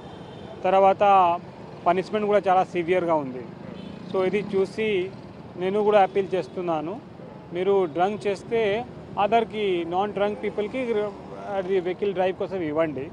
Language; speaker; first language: Telugu; non-native, local second language; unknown